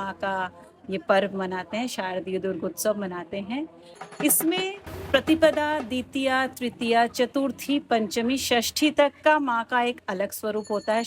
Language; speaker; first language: Hindi; non-native, local second language; Bangla